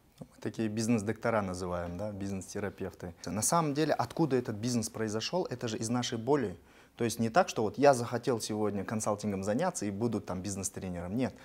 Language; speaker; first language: Russian; native; Russian